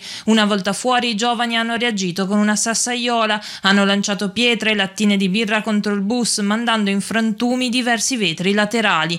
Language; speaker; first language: Italian; native; Italian